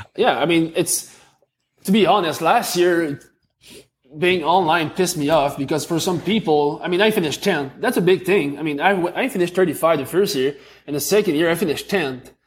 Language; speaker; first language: English; native; English